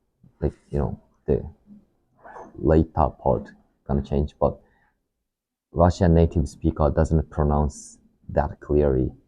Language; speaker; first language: English; non-native, learner; Japanese